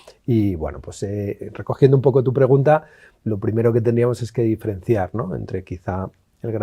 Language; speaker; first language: Spanish; native; Spanish